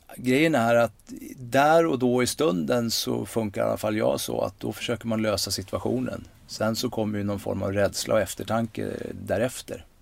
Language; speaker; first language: Swedish; native; Swedish